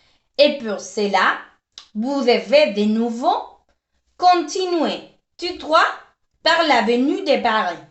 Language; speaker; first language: French; non-native, fluent; Spanish